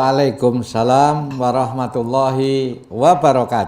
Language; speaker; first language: Indonesian; non-native, local second language; Javanese